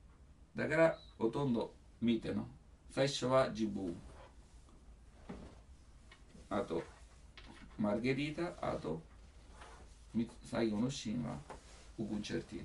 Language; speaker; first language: Japanese; non-native, learner; Italian